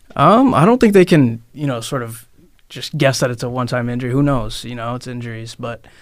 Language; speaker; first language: English; native; English